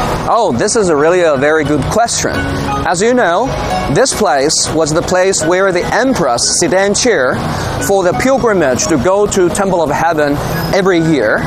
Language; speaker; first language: English; non-native, fluent; Chinese